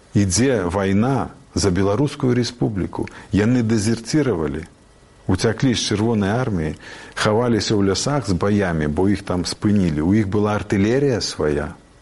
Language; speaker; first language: Belarusian; native; Belarusian